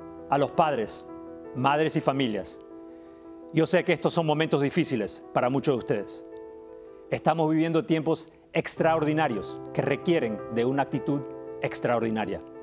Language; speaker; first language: Spanish; early bilingual, heritage; Spanish